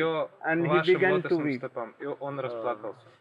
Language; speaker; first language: Russian; native; Russian